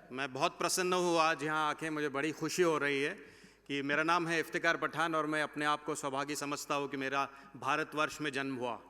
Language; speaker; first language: Hindi; non-native, local second language; Marathi